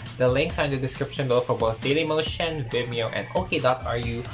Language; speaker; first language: English; non-native, local second language; Filipino